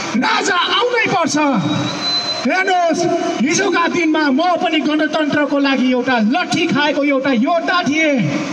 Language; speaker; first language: Nepali; non-native, local second language; Newari